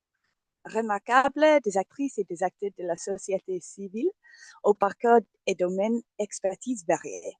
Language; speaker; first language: French; non-native, fluent; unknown